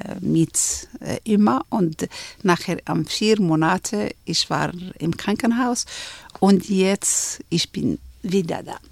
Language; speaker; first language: German; non-native, learner; Arabic